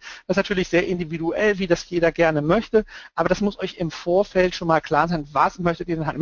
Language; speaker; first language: German; native; German